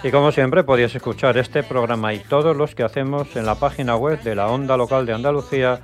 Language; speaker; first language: Spanish; native; Spanish